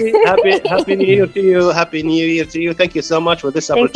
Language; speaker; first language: English; non-native, fluent; Arabic